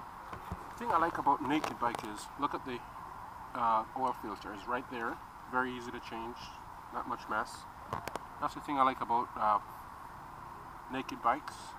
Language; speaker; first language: English; native; English